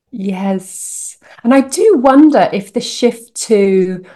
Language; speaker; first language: English; native; English